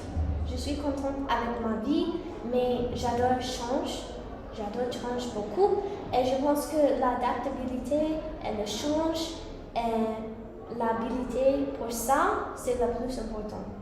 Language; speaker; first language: French; non-native, learner; English